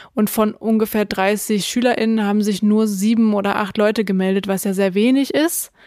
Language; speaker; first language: German; early bilingual, other home language; Russian